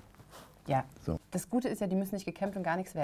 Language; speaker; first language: German; native; German